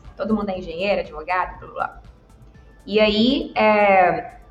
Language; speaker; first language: Portuguese; native; Portuguese